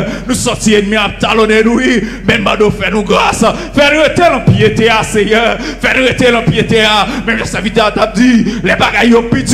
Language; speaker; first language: French; non-native, local second language; Haitian Creole